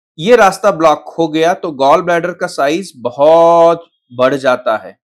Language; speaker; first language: Hindi; non-native, local second language; Marathi